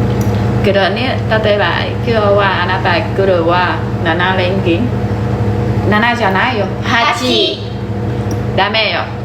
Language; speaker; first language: Japanese; non-native, learner; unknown